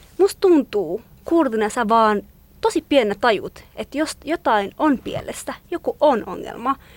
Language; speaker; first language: Finnish; non-native, fluent; Kurdish